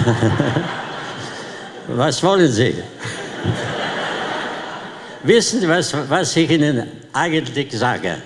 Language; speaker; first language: German; non-native, learner; Slovenian